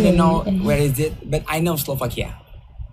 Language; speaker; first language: English; non-native, learner; Indonesian